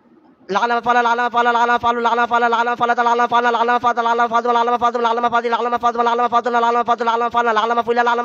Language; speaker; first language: Arabic; non-native, learner; Bangla